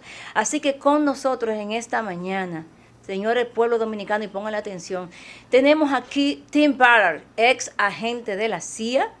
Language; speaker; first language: Spanish; native; Spanish